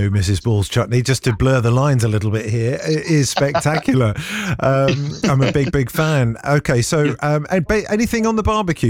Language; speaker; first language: English; native; English